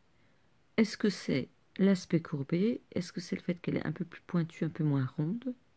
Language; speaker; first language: French; native; French